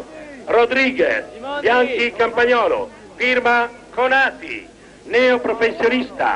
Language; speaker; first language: Italian; native; Italian